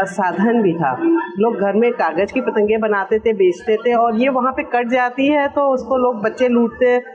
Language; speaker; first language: Hindi; native; Hindi